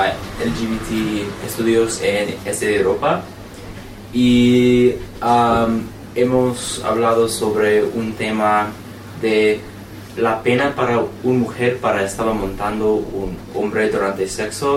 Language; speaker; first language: Spanish; non-native, learner; English